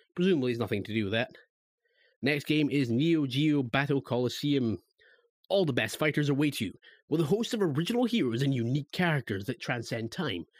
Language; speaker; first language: English; native; English